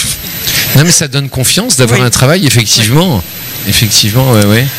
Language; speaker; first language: French; native; French